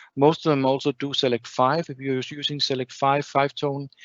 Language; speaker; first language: English; non-native, fluent; Danish